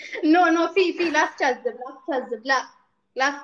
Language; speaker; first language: Arabic; non-native, learner; Amharic